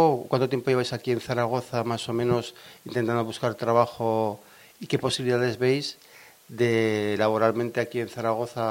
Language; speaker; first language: Spanish; native; Spanish